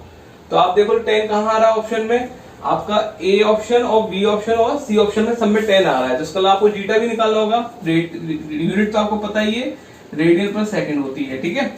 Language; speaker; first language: Hindi; native; Hindi